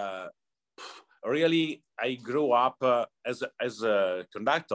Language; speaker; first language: English; non-native, learner; Italian